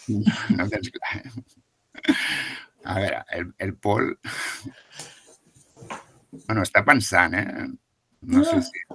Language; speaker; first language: Catalan; native; Catalan